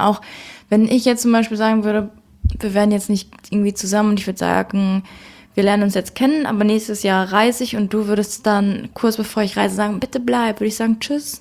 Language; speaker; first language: German; native; German